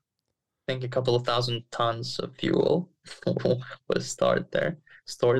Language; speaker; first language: English; non-native, fluent; Ukrainian